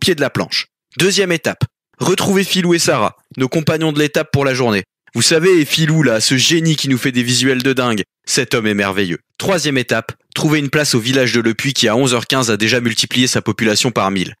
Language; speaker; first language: French; native; French